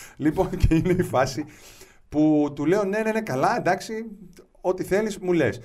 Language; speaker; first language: Greek; native; Greek